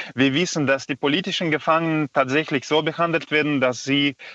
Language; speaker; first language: German; non-native, fluent; Belarusian